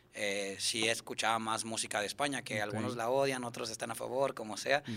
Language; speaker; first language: Spanish; native; Spanish